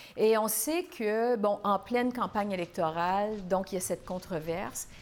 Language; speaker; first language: French; native; French